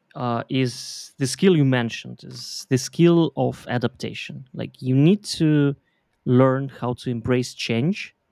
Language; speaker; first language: English; non-native, fluent; Belarusian